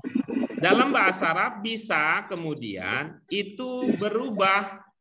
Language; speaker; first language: Indonesian; native; Indonesian